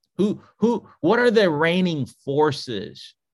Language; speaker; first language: English; early bilingual, other home language; Spanish